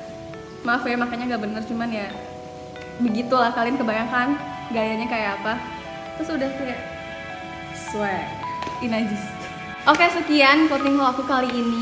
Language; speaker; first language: Indonesian; native; Indonesian